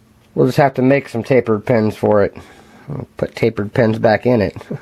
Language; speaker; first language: English; native; English